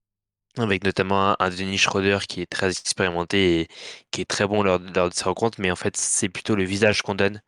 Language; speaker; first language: French; native; French